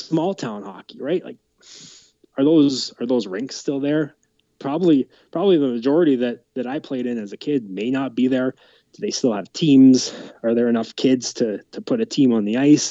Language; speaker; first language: English; native; English